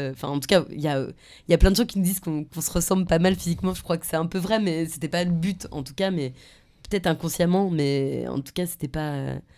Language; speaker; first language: French; early bilingual, other home language; Polish